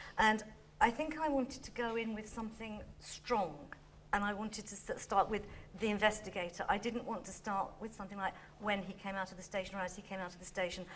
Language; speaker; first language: English; native; English